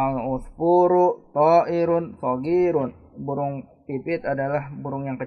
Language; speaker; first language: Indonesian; native; Indonesian